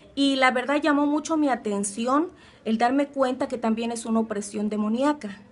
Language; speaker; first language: Spanish; native; Spanish